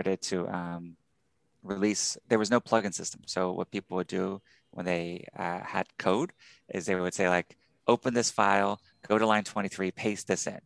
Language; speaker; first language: English; native; English